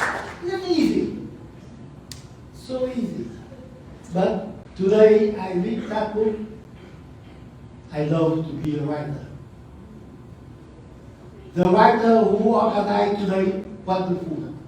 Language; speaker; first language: English; non-native, learner; Vietnamese